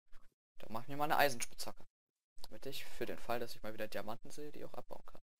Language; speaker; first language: German; native; German